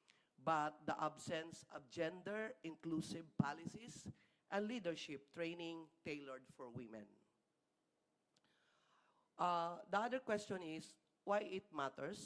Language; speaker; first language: English; non-native, local second language; Filipino